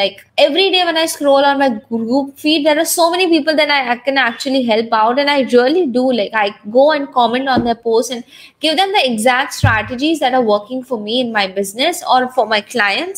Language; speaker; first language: English; non-native, local second language; Hindi